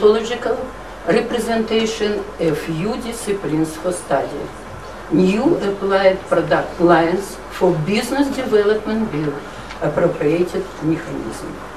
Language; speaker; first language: English; non-native, learner; Russian